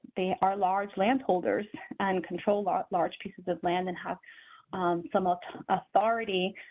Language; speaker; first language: English; native; English